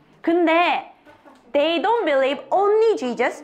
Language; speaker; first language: English; non-native, fluent; Korean